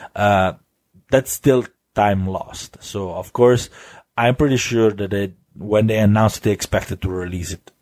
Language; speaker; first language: English; non-native, fluent; Italian